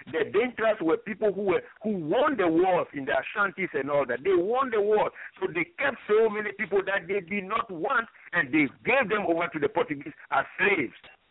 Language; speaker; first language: English; non-native, fluent; French